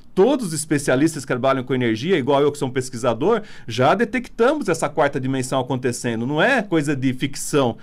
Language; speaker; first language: Portuguese; non-native, fluent; Italian